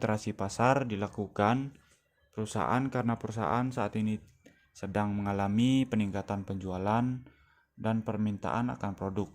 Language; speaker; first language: Indonesian; native; Indonesian